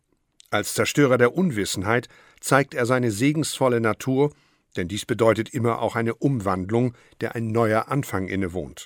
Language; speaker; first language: German; native; German